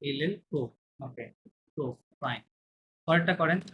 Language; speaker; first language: French; non-native, fluent; Bangla